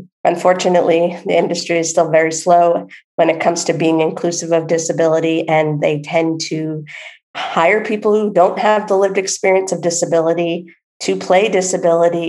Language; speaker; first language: English; native; English